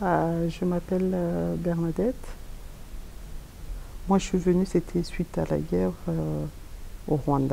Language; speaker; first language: French; non-native, local second language; Kinyarwanda